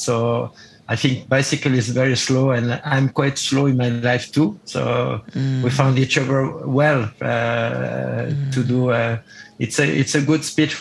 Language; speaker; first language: English; non-native, fluent; French